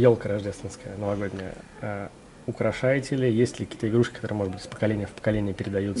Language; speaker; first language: Russian; native; Russian